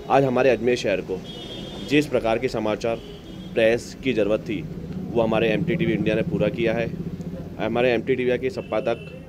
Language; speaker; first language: Hindi; native; Hindi